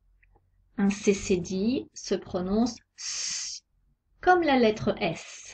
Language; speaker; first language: French; native; French